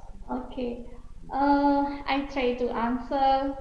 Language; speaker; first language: English; non-native, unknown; Indonesian